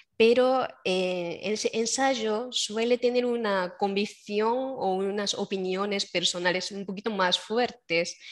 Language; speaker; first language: Spanish; non-native, fluent; Japanese